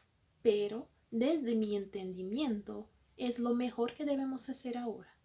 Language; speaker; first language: Spanish; non-native, fluent; Portuguese